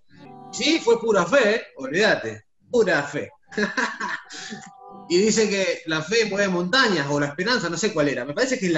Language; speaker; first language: Spanish; native; Spanish